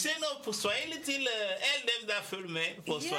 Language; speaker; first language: Danish; early bilingual, other home language; Swahili